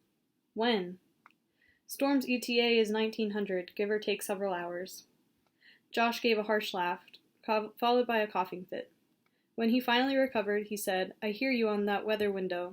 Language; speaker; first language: English; native; English